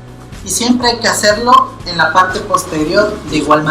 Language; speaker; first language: Spanish; native; Spanish